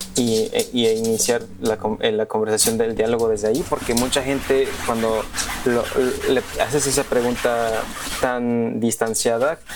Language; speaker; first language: Spanish; early bilingual, heritage; Spanish